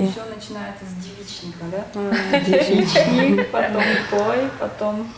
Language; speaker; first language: Russian; non-native, local second language; Kyrgyz